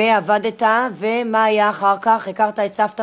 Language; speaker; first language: Hebrew; native; Hebrew